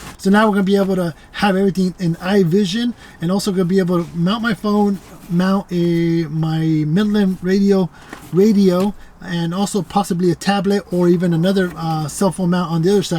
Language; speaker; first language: English; native; English